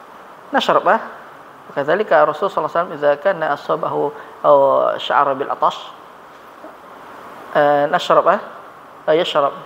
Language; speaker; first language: Arabic; non-native, fluent; Indonesian